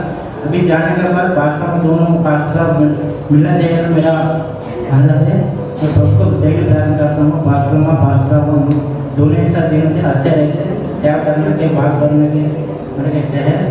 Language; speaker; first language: Hindi; non-native, local second language; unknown